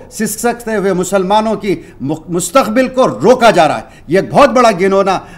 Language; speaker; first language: Urdu; native; Urdu